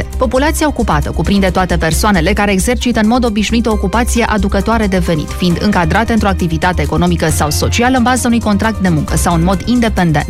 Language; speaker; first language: Romanian; native; Romanian